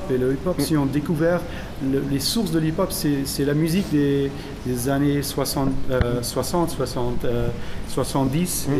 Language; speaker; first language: French; non-native, fluent; German